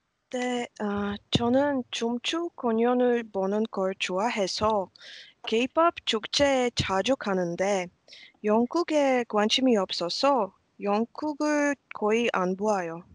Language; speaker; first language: Korean; non-native, learner; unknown